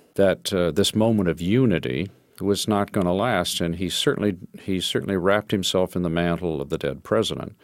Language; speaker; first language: English; native; English